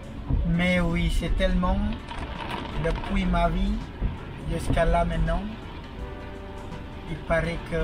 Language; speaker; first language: French; non-native, fluent; Indonesian